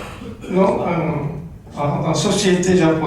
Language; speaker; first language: French; non-native, learner; Japanese